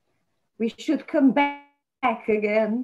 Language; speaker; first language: English; non-native, fluent; Portuguese